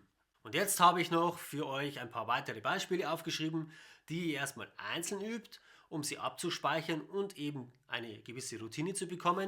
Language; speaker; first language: German; native; German